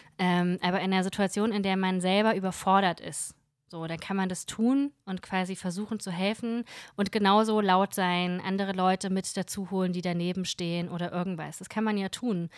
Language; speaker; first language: German; early bilingual, other home language; Russian